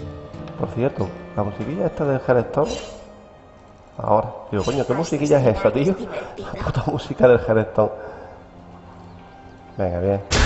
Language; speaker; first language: Spanish; native; Spanish